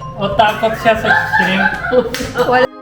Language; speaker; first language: Filipino; non-native, learner; Punjabi